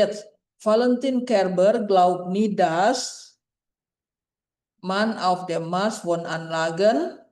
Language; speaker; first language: German; non-native, fluent; Indonesian